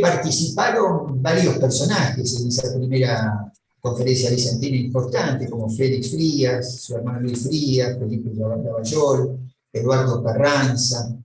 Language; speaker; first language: Spanish; native; Spanish